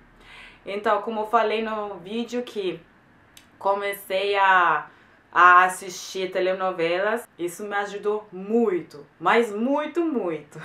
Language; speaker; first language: Portuguese; non-native, fluent; German